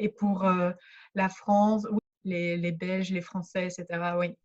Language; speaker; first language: French; early bilingual, other home language; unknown